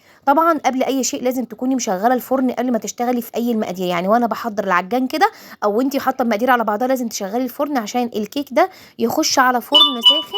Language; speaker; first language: Arabic; native; Arabic